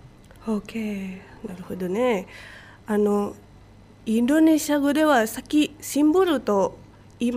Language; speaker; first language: Japanese; non-native, fluent; Indonesian